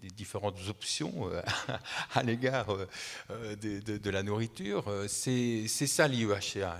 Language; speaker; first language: French; native; French